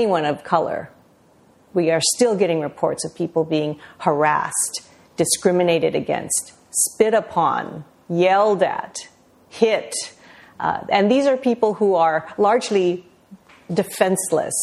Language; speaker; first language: English; native; English